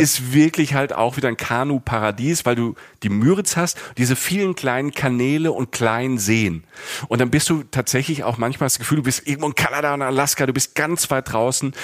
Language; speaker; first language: German; native; German